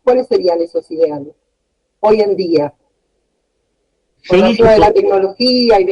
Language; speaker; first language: Spanish; native; Spanish